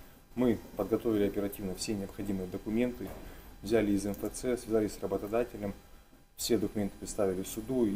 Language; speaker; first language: Russian; native; Russian